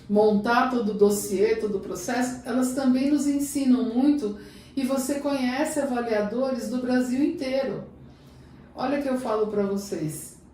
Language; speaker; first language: Portuguese; native; Portuguese